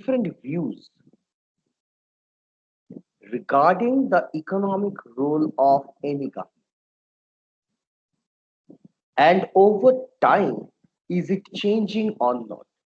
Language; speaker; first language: English; non-native, local second language; Bangla